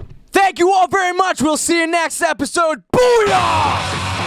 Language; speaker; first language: English; non-native, fluent; Finnish